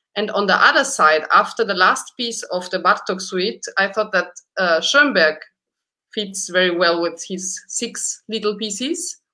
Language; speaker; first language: English; early bilingual, other home language; Romanian